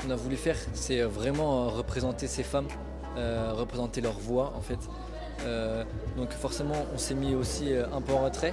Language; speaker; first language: French; native; French